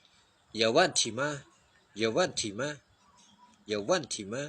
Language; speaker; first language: Chinese; non-native, fluent; Khmer